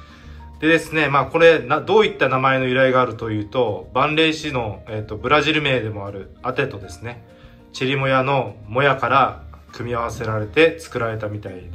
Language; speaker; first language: Japanese; native; Japanese